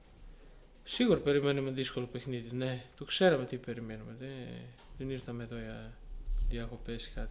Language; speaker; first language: Greek; non-native, fluent; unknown